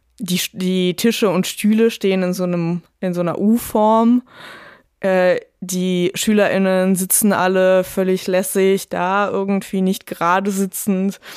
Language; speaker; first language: German; early bilingual, other home language; Russian